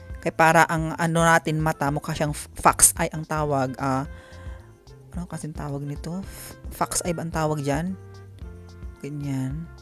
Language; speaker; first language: Filipino; non-native, local second language; Cebuano